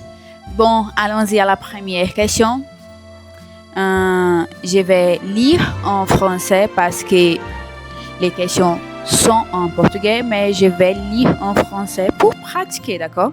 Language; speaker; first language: French; non-native, learner; Portuguese